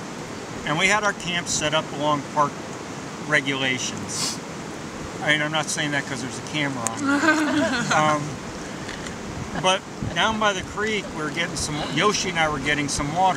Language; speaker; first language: English; native; English